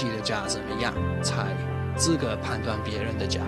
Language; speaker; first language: Chinese; non-native, fluent; English